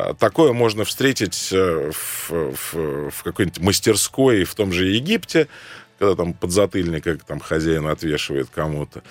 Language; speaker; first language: Russian; non-native, fluent; Arabic